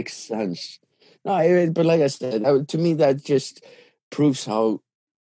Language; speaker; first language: English; early bilingual, other home language; Portuguese